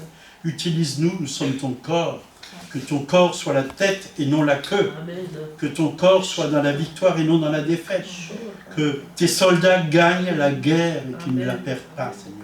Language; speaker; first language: French; native; French